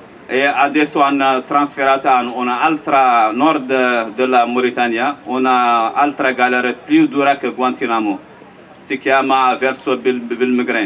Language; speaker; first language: Italian; non-native, learner; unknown